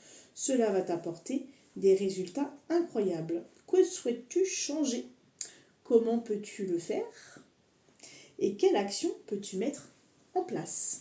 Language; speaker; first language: French; native; French